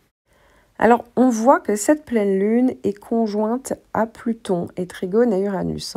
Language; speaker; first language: French; native; French